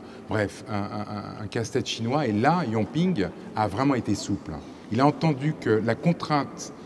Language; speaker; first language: French; native; French